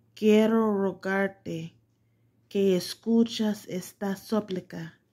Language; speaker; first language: Spanish; non-native, learner; English